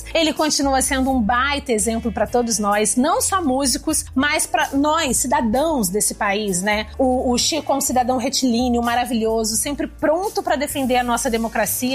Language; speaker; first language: Portuguese; native; Portuguese